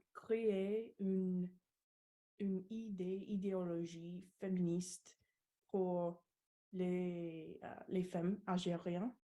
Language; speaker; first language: French; non-native, learner; English